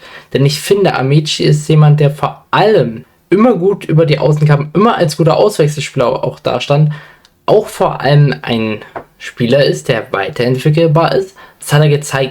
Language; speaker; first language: German; native; German